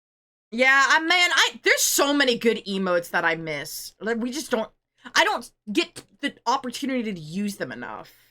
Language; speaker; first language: English; native; English